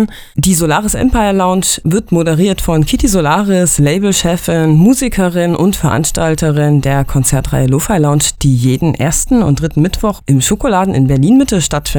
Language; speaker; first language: German; native; German